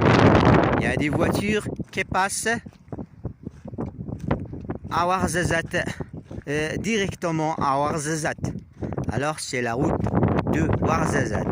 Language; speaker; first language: French; non-native, learner; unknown